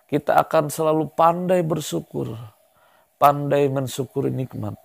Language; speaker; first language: Indonesian; native; Indonesian